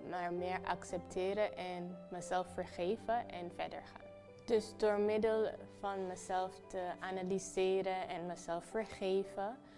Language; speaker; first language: Dutch; non-native, local second language; Papiamento